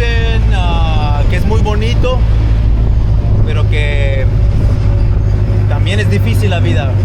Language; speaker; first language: Spanish; early bilingual, heritage; Spanish